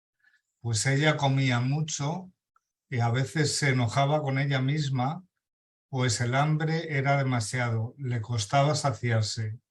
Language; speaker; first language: Spanish; native; Spanish